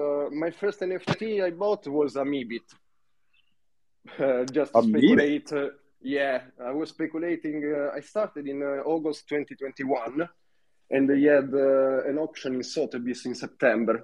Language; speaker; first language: English; non-native, fluent; Italian